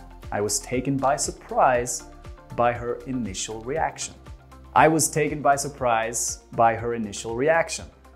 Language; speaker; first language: English; native; English